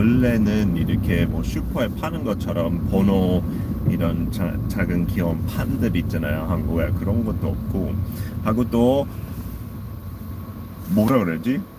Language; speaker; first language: Korean; non-native, fluent; English